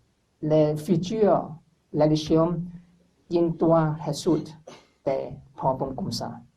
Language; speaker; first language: French; non-native, learner; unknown